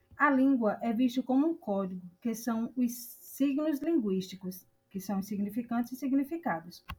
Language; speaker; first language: Portuguese; native; Portuguese